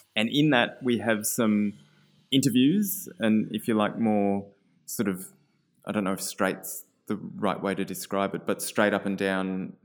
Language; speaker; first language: English; native; English